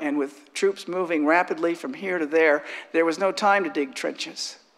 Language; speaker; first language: English; native; English